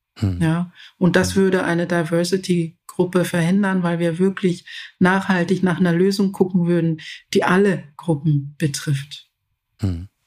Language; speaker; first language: German; early bilingual, other home language; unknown